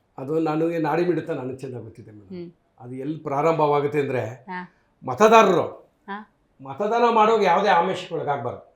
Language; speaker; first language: Kannada; non-native, local second language; Telugu